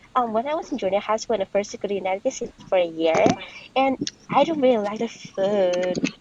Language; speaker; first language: English; non-native, fluent; Chinese